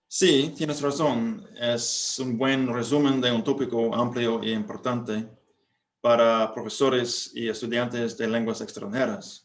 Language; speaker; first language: Spanish; non-native, fluent; English